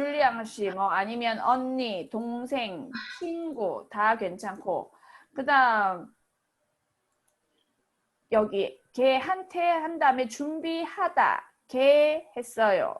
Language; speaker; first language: Korean; native; Korean